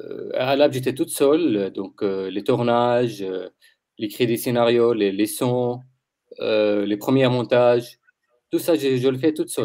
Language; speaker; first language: French; non-native, learner; Arabic